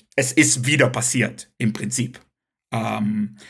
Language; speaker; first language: German; non-native, local second language; Hebrew